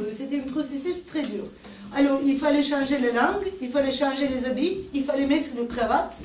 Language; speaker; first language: French; non-native, fluent; Turkish